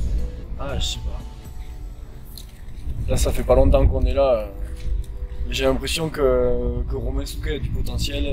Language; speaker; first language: French; native; French